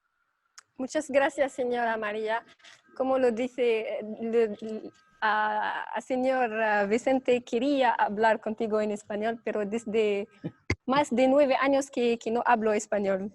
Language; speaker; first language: Spanish; non-native, learner; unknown